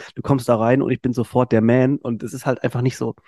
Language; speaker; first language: German; native; German